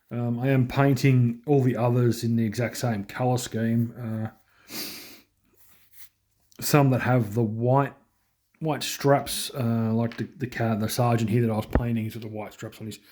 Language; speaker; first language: English; native; English